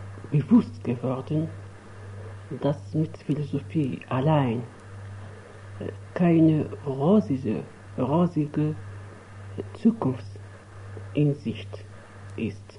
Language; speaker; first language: German; non-native, fluent; Arabic